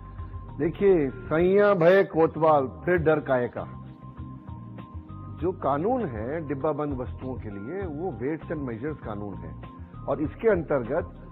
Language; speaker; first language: Hindi; native; Hindi